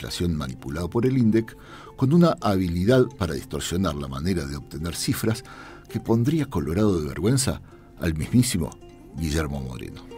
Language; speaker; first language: Spanish; native; Spanish